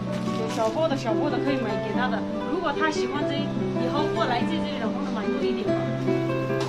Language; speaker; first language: Chinese; non-native, learner; Nepali